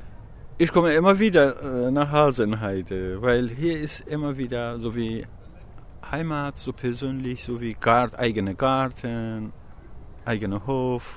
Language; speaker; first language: German; non-native, learner; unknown